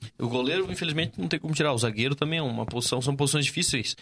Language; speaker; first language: Portuguese; native; Portuguese